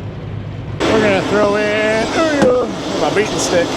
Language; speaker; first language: English; native; English